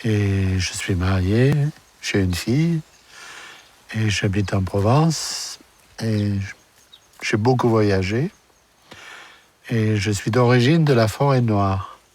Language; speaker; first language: French; non-native, fluent; German